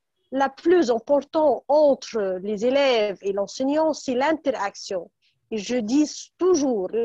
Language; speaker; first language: French; non-native, fluent; Arabic